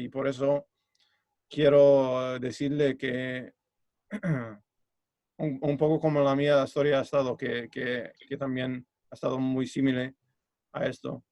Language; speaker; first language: Spanish; non-native, fluent; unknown